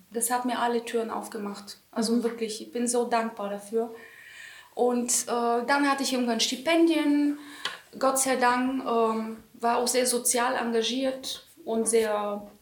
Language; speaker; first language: German; non-native, fluent; Bulgarian